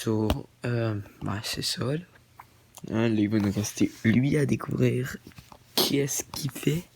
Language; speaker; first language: French; native; French